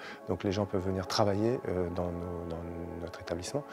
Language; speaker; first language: French; native; French